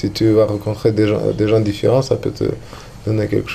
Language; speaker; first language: French; non-native, learner; Russian